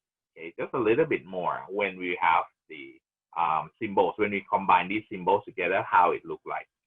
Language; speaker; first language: English; non-native, fluent; Thai